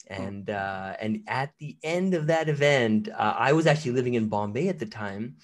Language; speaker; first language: English; native; English